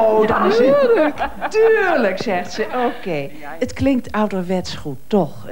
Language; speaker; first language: Dutch; native; Dutch